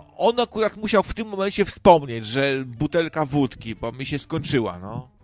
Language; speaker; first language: Polish; native; Polish